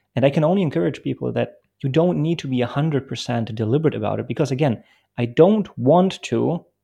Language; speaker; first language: English; non-native, fluent; German